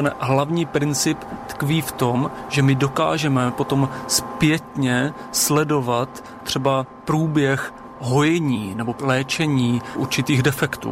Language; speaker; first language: Czech; native; Czech